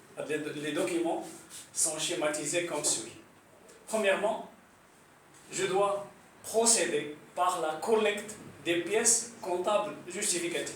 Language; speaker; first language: French; non-native, local second language; Arabic